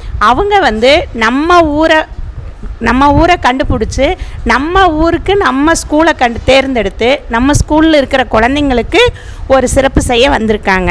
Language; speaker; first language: Tamil; native; Tamil